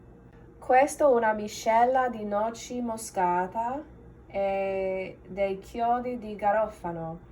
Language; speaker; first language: Italian; non-native, learner; English